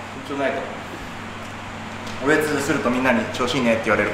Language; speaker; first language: Japanese; native; Japanese